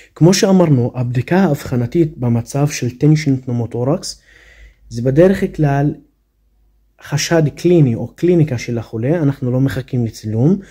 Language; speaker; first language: Hebrew; non-native, local second language; Arabic